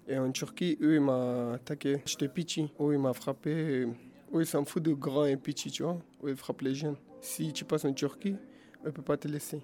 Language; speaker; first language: French; non-native, learner; Pashto